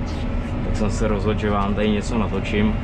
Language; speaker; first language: Czech; native; Czech